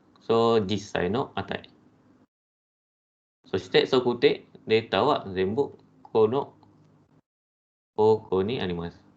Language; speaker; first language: Japanese; non-native, fluent; Malay